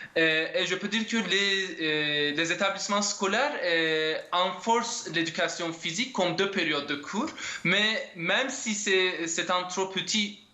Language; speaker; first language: French; non-native, fluent; Turkish